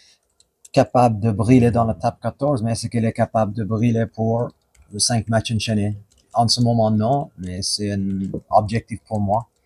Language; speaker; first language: French; non-native, fluent; English